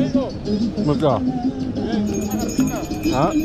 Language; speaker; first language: Spanish; non-native, learner; English